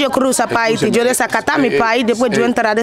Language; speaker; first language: Spanish; non-native, learner; Haitian Creole